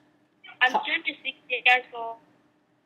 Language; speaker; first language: English; non-native, learner; Burmese